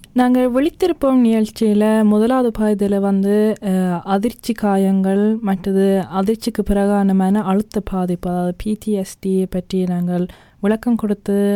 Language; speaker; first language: Tamil; early bilingual, heritage; Tamil